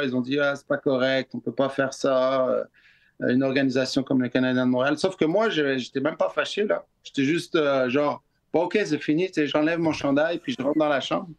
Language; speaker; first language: French; native; French